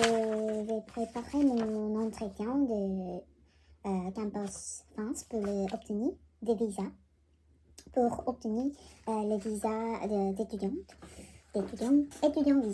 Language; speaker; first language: French; non-native, learner; Korean